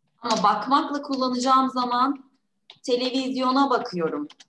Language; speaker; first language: Turkish; native; Turkish